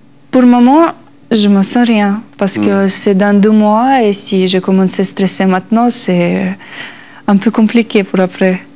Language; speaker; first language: French; non-native, learner; Russian